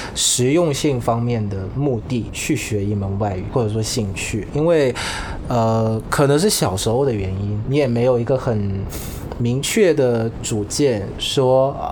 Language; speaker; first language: Chinese; non-native, fluent; Vietnamese